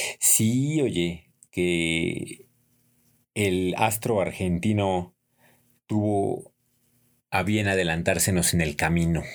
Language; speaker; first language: Spanish; native; Spanish